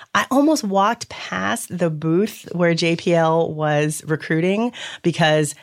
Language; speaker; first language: English; native; English